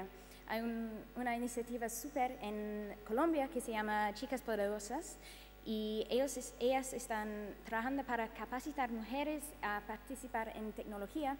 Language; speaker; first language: Spanish; non-native, fluent; English